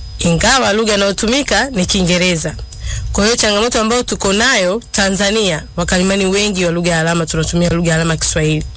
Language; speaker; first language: Swahili; non-native, local second language; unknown